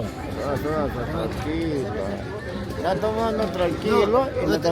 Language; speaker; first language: Spanish; native; Spanish